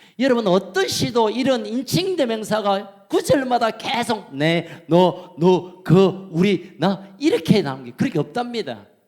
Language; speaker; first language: Korean; native; Korean